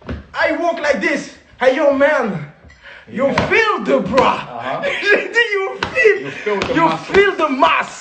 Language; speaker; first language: English; non-native, learner; French